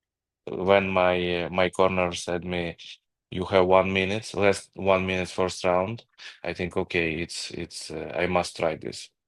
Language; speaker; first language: English; non-native, learner; Ukrainian